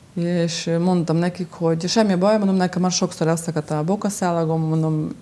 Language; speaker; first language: Hungarian; non-native, fluent; Russian